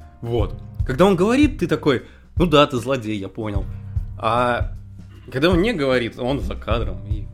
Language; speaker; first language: Russian; native; Russian